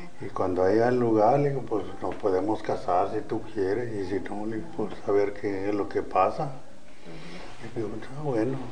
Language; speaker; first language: Spanish; native; Spanish